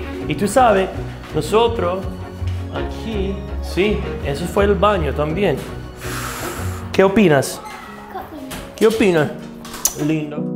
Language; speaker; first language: Spanish; non-native, fluent; English